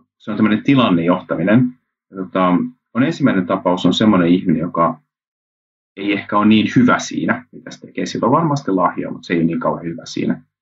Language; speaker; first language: Finnish; early bilingual, heritage; Finnish